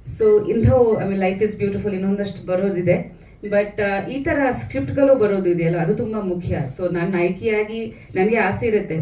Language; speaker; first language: Kannada; non-native, fluent; Bangla